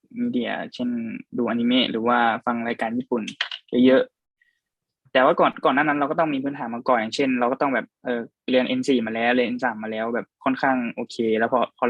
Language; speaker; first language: Thai; native; Thai